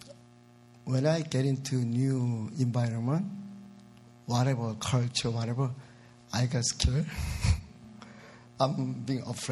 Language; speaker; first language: English; non-native, learner; Korean